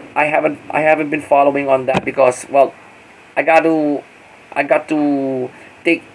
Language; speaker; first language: English; non-native, local second language; Filipino